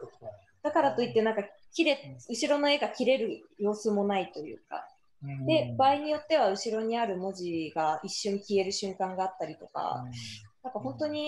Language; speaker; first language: Japanese; native; Japanese